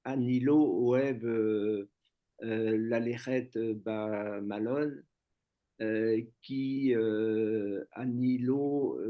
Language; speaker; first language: Hebrew; non-native, learner; French